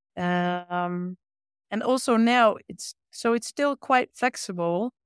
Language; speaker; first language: English; non-native, fluent; Dutch